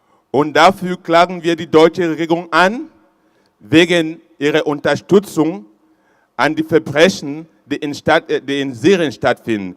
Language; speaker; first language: German; non-native, fluent; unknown